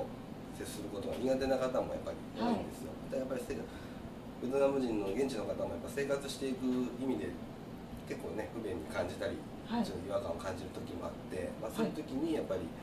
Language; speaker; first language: Japanese; native; Japanese